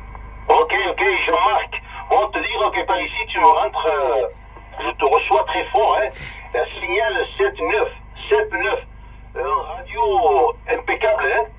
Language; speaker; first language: French; early bilingual, other home language; Spanish